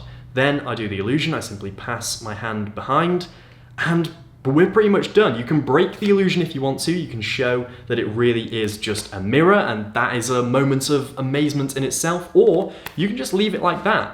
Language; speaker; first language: English; native; English